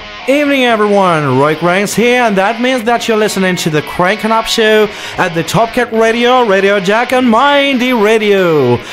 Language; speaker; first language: English; non-native, fluent; Ukrainian